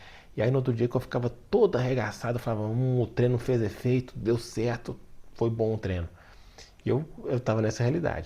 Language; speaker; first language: Portuguese; native; Portuguese